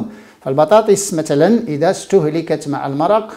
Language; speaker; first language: Arabic; native; Arabic